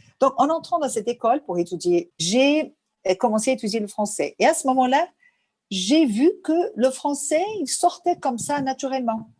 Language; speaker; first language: French; non-native, fluent; Portuguese